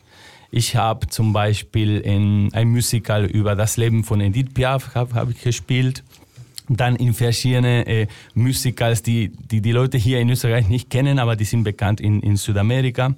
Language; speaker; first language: German; non-native, fluent; Spanish